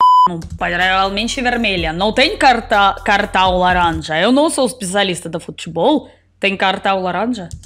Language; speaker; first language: Portuguese; non-native, learner; Russian